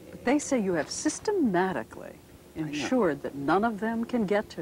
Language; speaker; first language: English; native; English